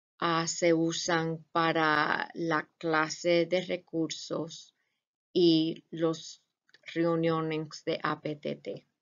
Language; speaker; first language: Spanish; non-native, fluent; English